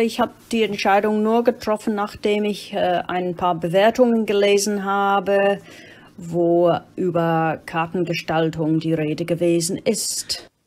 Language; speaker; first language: German; non-native, fluent; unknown